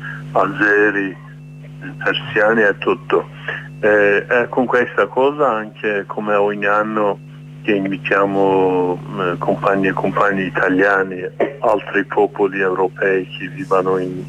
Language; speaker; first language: Italian; non-native, learner; Kurdish